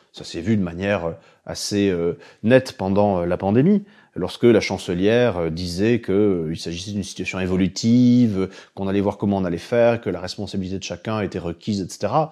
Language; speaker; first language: French; native; French